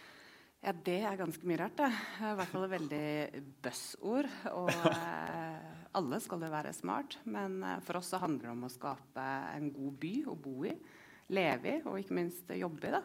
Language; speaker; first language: Norwegian; native; Norwegian